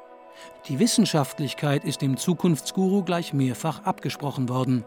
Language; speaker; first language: German; native; German